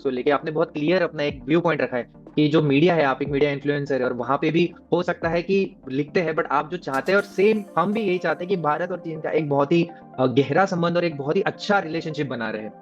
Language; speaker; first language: Hindi; native; Hindi